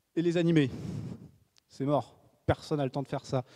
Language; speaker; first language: French; native; French